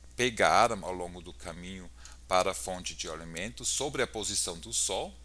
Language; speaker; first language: Portuguese; non-native, fluent; German